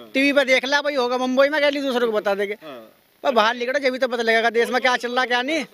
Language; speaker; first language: Hindi; native; Hindi